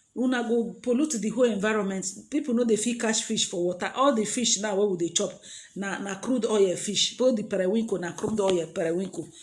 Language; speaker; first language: Nigerian Pidgin; native; Nigerian Pidgin